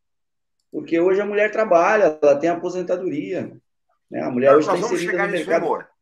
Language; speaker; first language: Portuguese; native; Portuguese